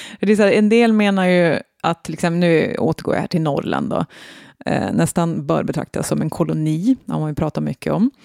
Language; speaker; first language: Swedish; native; Swedish